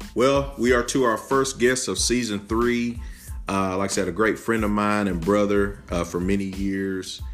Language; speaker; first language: English; native; English